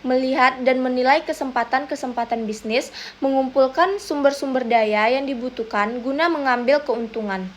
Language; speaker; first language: Indonesian; native; Indonesian